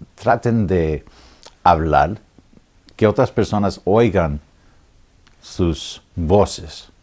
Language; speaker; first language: Spanish; early bilingual, heritage; Spanish